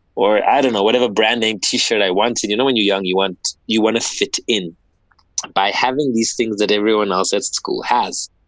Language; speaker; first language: English; native; English